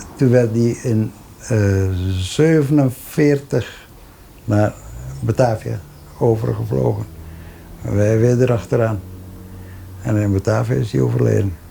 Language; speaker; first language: Dutch; early bilingual, other home language; Javanese